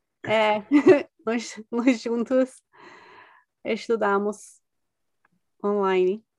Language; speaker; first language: Portuguese; non-native, fluent; English